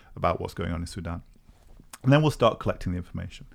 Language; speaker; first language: English; native; English